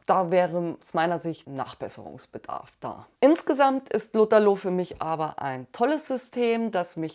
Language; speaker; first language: German; native; German